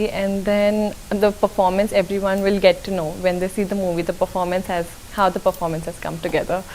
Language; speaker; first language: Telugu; non-native, local second language; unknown